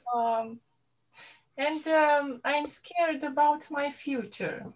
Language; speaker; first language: English; non-native, fluent; Romanian